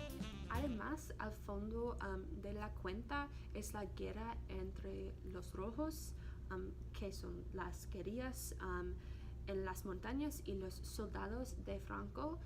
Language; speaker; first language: Spanish; non-native, learner; English